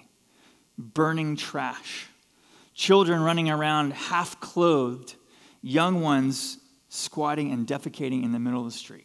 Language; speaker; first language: English; native; English